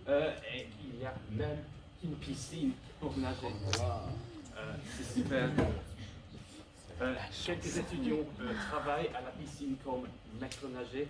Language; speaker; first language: French; non-native, learner; English